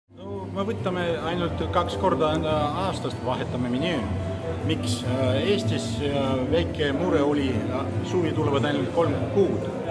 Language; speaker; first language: Estonian; non-native, local second language; Russian